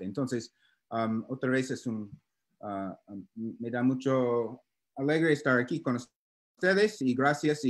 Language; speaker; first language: Spanish; non-native, learner; English